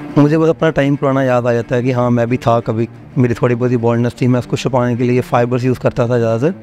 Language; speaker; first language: Hindi; non-native, local second language; Punjabi